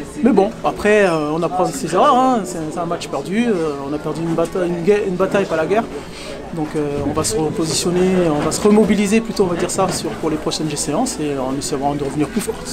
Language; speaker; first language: French; native; French